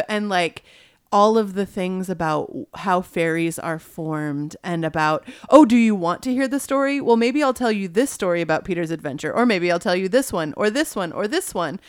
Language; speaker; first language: English; native; English